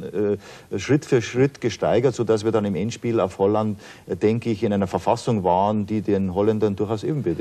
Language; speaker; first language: German; native; German